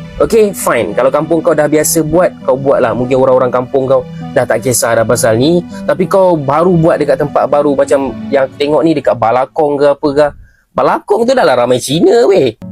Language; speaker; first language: Malay; native; Malay